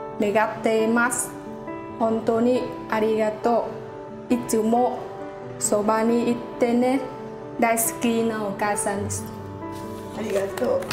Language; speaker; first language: Japanese; non-native, learner; Vietnamese